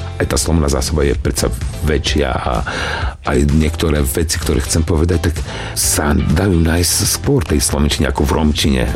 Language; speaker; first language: Slovak; non-native, local second language; Romany